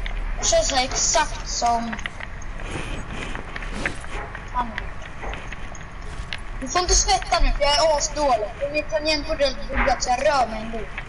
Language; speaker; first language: Swedish; native; Swedish